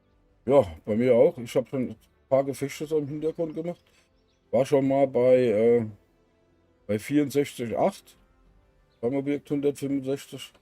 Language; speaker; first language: German; native; German